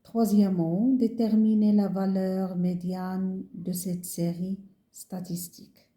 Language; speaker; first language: French; non-native, local second language; Arabic